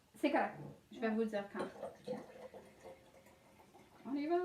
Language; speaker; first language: French; non-native, learner; English